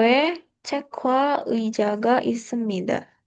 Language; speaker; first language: Korean; non-native, learner; Indonesian